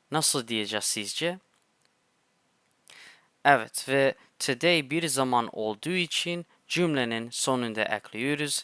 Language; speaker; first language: Turkish; non-native, fluent; English